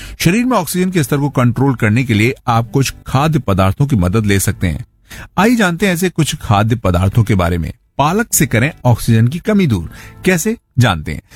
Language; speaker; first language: Hindi; native; Hindi